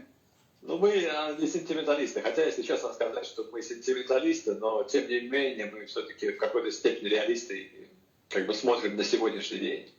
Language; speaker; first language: Russian; native; Russian